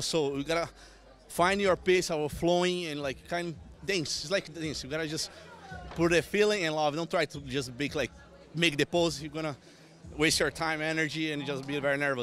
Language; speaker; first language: English; non-native, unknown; Portuguese